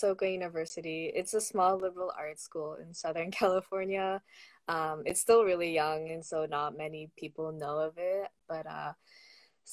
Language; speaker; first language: English; native; English